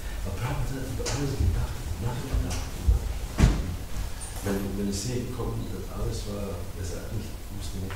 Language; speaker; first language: German; non-native, learner; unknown